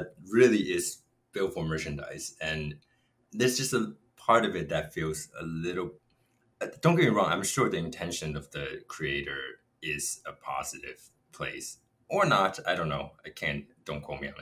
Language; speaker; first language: English; non-native, fluent; Chinese